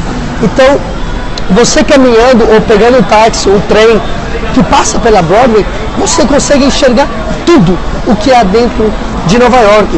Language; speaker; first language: Portuguese; non-native, fluent; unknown